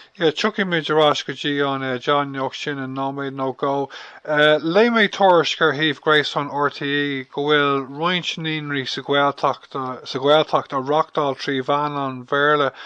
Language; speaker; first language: Irish; non-native, local second language; English